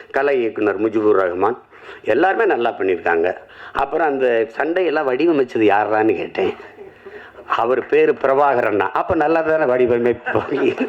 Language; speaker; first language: Tamil; native; Tamil